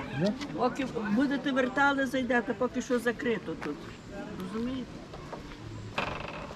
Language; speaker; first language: Polish; non-native, learner; Ukrainian